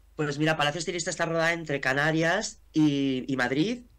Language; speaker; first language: Spanish; native; Spanish